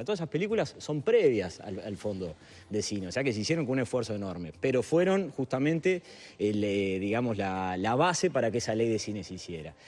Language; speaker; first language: Spanish; native; Spanish